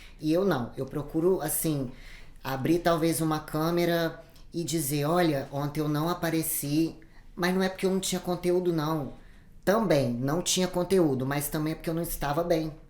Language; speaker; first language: Portuguese; native; Portuguese